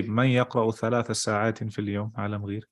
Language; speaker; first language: Arabic; non-native, fluent; English